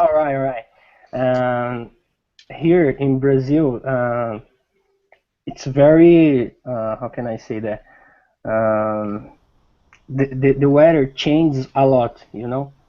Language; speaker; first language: English; non-native, learner; Portuguese